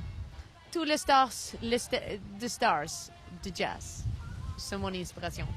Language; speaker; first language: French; non-native, learner; Swedish